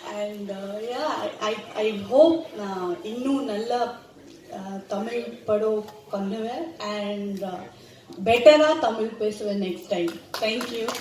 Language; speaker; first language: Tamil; non-native, learner; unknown